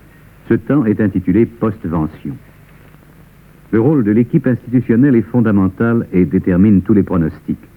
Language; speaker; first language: French; native; French